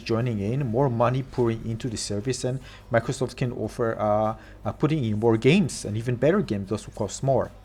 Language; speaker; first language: English; non-native, fluent; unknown